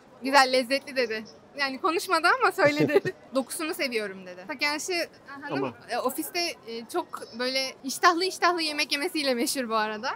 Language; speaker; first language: Turkish; native; Turkish